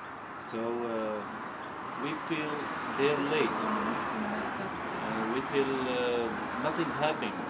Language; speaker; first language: English; non-native, learner; Arabic